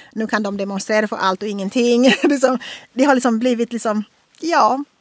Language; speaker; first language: Swedish; non-native, fluent; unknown